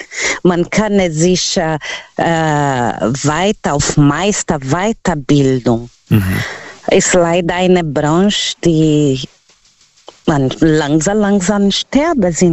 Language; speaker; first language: German; non-native, fluent; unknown